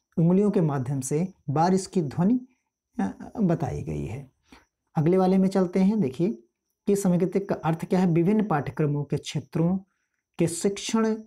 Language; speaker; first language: Hindi; native; Hindi